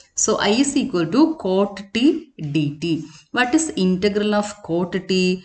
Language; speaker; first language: English; non-native, local second language; Malayalam